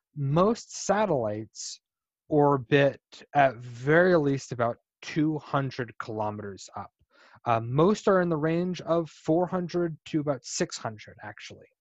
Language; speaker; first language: English; native; English